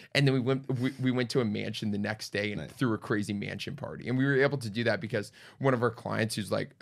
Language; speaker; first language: English; native; English